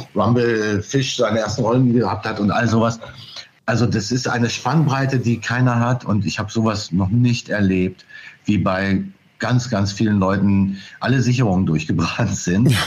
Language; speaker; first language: German; native; German